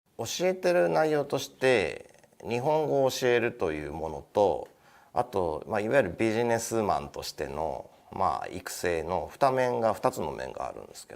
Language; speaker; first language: Japanese; native; Japanese